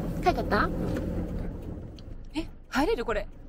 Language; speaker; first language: Japanese; native; Japanese